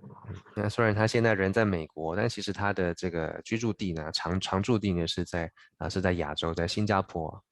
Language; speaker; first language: Chinese; native; Chinese